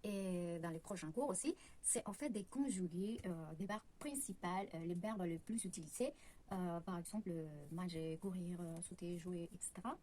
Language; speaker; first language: French; non-native, fluent; Spanish